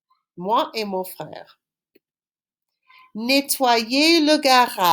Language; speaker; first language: French; non-native, fluent; English